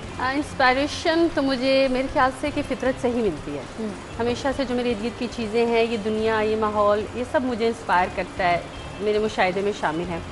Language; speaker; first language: Urdu; native; Urdu